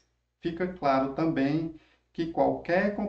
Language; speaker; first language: Portuguese; native; Portuguese